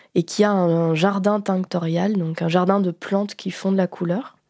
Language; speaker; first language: French; native; French